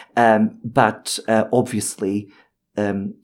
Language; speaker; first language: English; non-native, fluent; Portuguese